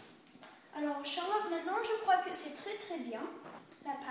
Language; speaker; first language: French; early bilingual, other home language; English